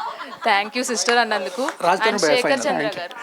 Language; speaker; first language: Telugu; non-native, learner; Kannada